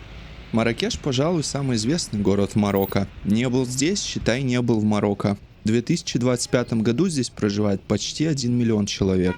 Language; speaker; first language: Russian; native; Russian